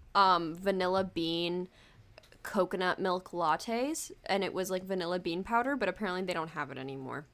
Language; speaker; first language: English; early bilingual, other home language; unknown